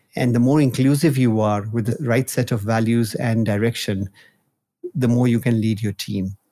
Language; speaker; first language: English; non-native, local second language; Hindi